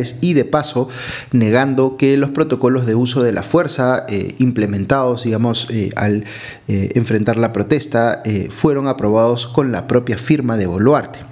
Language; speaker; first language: Spanish; native; Spanish